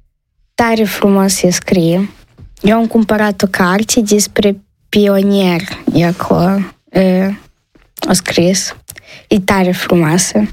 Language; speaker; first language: Romanian; non-native, local second language; Ukrainian